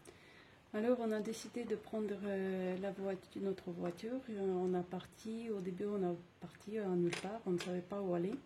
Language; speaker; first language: French; non-native, fluent; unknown